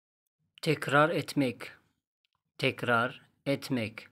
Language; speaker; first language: Turkish; non-native, fluent; Persian